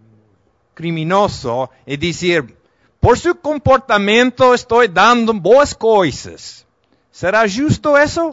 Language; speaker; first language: Portuguese; non-native, fluent; Spanish